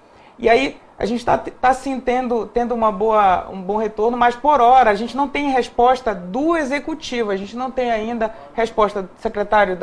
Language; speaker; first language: Portuguese; native; Portuguese